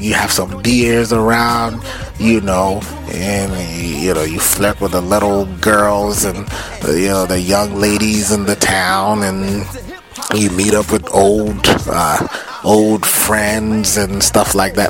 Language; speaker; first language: English; non-native, local second language; Akan